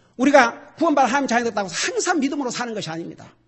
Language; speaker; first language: Korean; native; Korean